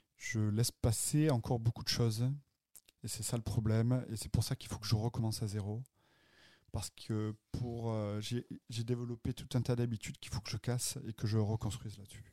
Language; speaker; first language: French; native; French